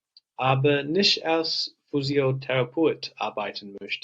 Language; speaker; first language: German; non-native, learner; English